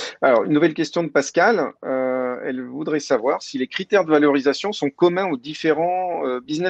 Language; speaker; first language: French; native; French